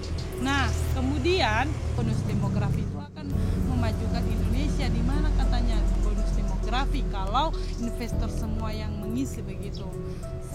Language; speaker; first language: Indonesian; native; Indonesian